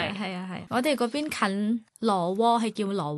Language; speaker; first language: Cantonese; non-native, fluent; Thai